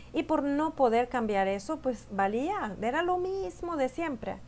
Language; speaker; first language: Spanish; non-native, fluent; Swedish